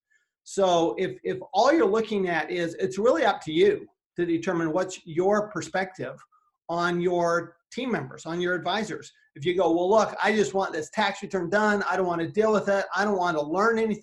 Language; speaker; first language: English; native; English